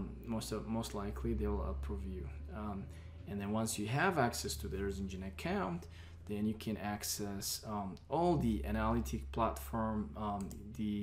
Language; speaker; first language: English; non-native, fluent; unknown